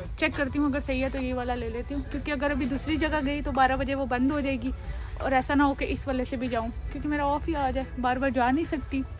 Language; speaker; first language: Urdu; native; Urdu